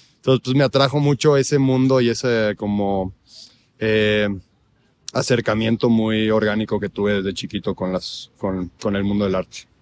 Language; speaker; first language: Spanish; native; Spanish